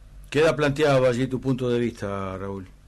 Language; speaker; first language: Spanish; native; Spanish